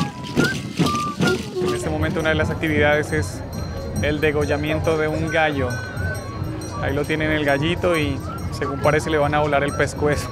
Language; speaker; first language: Spanish; native; Spanish